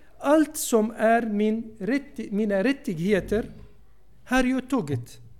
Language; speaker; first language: Swedish; non-native, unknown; Arabic